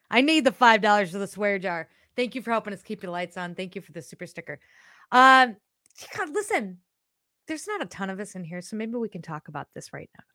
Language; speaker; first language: English; native; English